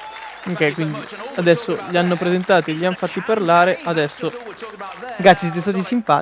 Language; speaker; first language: Italian; native; Italian